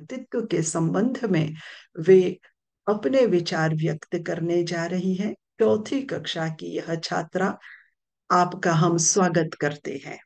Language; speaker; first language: Hindi; non-native, local second language; Morisyen